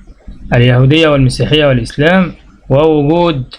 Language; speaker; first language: Arabic; native; Arabic